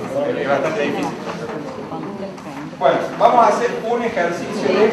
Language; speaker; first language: Spanish; native; Spanish